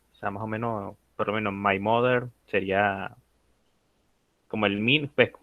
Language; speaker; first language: Spanish; native; Spanish